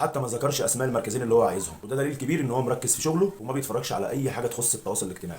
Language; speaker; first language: Arabic; native; Arabic